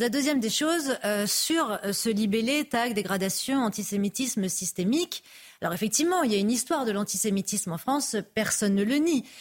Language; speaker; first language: French; native; French